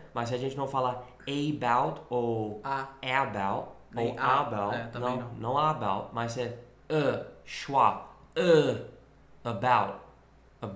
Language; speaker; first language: Portuguese; non-native, fluent; English